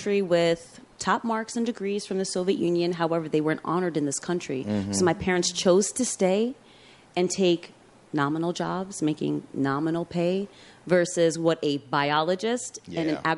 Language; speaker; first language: English; early bilingual, other home language; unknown